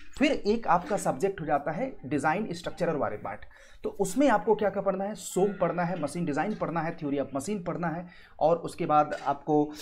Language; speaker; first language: Hindi; native; Hindi